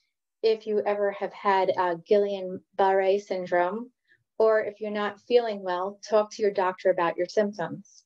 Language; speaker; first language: English; native; English